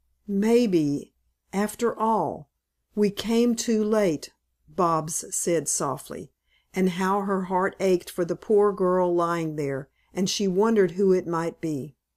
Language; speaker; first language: English; native; English